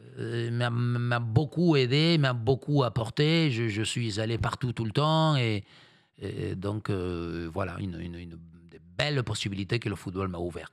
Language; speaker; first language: French; non-native, fluent; Spanish